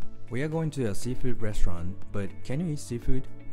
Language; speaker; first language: English; non-native, fluent; Japanese